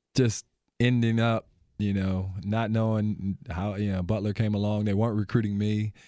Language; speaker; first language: English; native; English